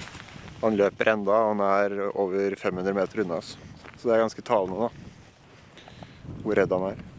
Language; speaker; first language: Norwegian; native; Norwegian